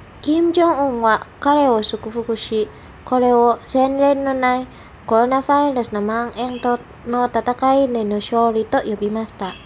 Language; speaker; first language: Japanese; non-native, fluent; Indonesian